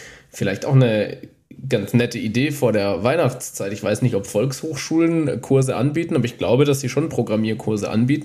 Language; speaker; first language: German; native; German